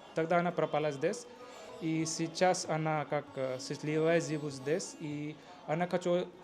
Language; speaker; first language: Russian; non-native, learner; Hindi